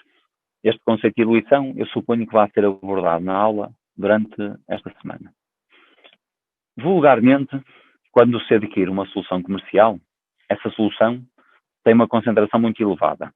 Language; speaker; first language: Portuguese; native; Portuguese